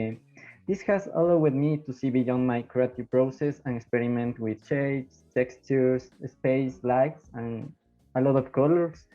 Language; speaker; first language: English; non-native, learner; Spanish